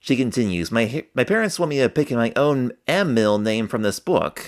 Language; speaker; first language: English; native; English